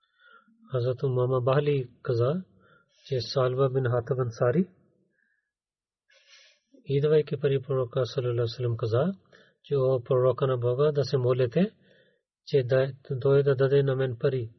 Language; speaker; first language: Bulgarian; non-native, learner; Urdu